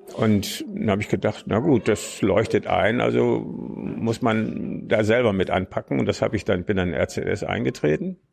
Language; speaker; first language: German; native; German